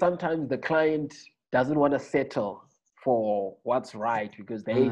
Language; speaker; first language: English; non-native, local second language; Xhosa